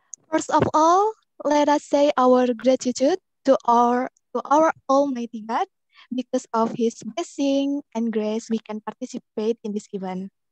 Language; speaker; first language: English; non-native, fluent; Indonesian